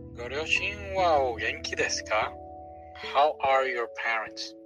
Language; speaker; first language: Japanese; non-native, learner; English